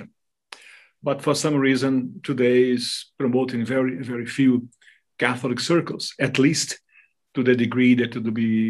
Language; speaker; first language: English; non-native, fluent; Portuguese